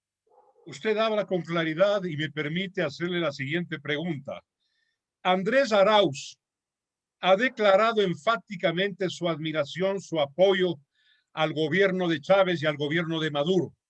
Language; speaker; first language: Spanish; native; Spanish